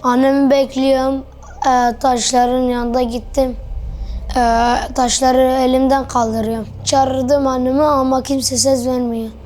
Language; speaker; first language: Turkish; early bilingual, other home language; Arabic